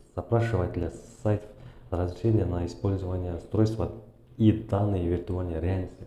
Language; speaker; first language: Russian; non-native, local second language; Kazakh